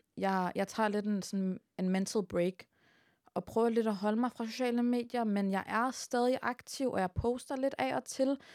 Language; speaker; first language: Danish; early bilingual, other home language; Arabic